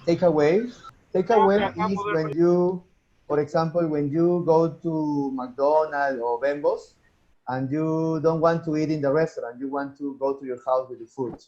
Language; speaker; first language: English; non-native, fluent; Spanish